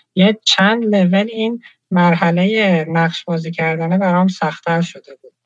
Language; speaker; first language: Persian; native; Persian